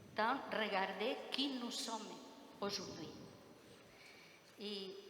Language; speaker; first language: French; non-native, fluent; Spanish